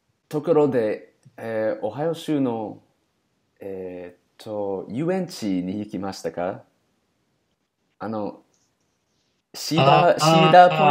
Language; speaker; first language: Japanese; non-native, learner; English